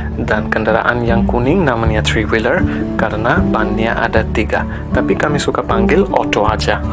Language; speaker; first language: Indonesian; non-native, fluent; Bangla